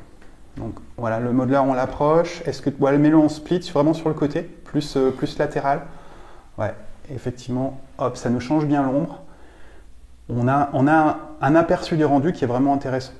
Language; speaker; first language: French; native; French